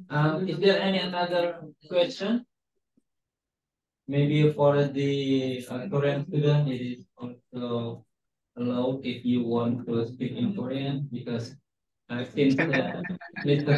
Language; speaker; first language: English; non-native, fluent; Indonesian